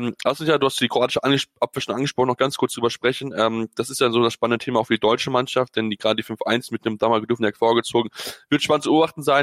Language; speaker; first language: German; native; German